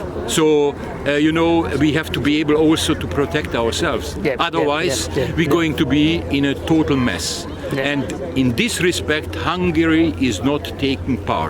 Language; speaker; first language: English; non-native, fluent; Hungarian